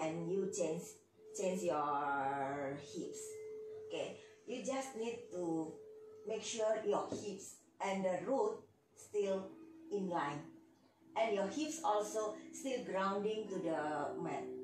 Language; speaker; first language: English; non-native, learner; Indonesian